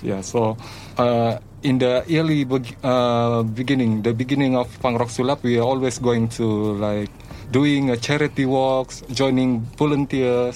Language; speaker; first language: English; non-native, learner; Malay